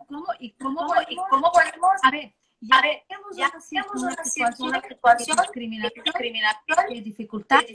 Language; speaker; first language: Spanish; non-native, learner; Portuguese